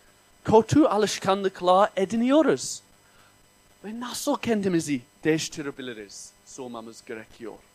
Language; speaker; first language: Turkish; non-native, fluent; English